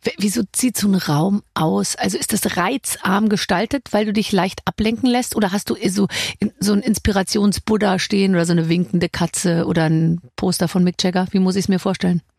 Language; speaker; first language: German; native; German